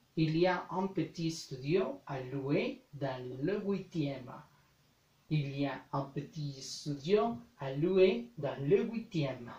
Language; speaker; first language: French; non-native, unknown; Spanish